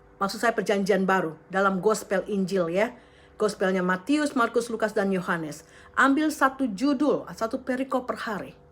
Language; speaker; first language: Indonesian; native; Indonesian